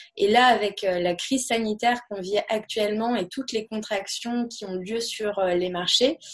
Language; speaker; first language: French; native; French